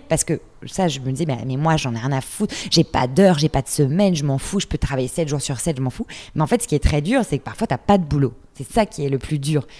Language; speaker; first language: French; native; French